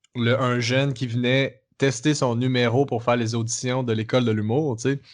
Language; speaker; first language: French; native; French